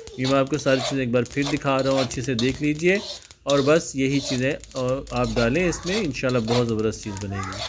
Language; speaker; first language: Urdu; non-native, local second language; Punjabi